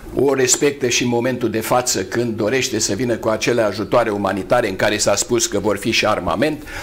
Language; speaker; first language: Romanian; native; Romanian